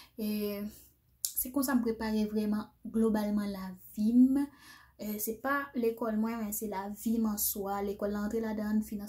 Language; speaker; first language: French; non-native, learner; Haitian Creole